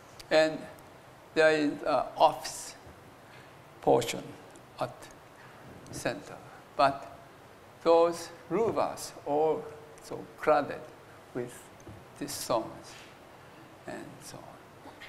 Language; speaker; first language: English; non-native, fluent; Japanese